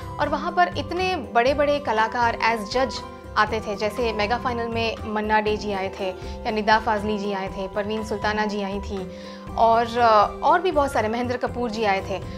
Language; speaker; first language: Hindi; non-native, local second language; Gujarati